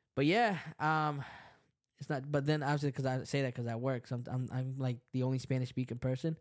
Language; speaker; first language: English; early bilingual, other home language; Spanish